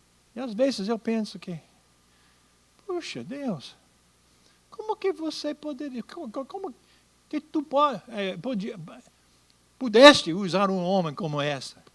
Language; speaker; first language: Portuguese; non-native, fluent; English